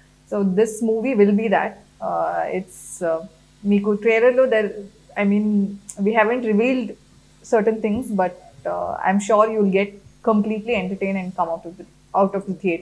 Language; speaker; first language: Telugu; non-native, fluent; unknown